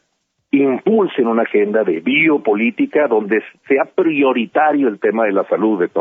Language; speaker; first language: Spanish; native; Spanish